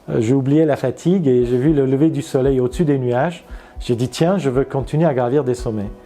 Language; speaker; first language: French; non-native, fluent; Armenian